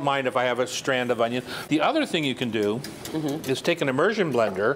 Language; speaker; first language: English; native; English